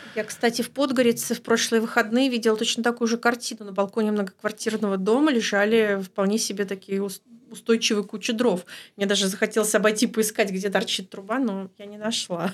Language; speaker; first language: Russian; native; Russian